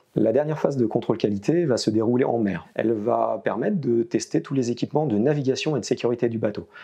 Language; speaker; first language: French; native; French